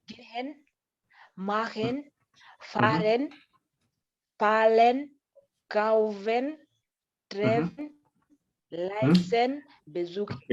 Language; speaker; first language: German; non-native, learner; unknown